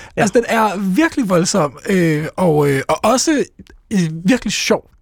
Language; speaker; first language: Danish; native; Danish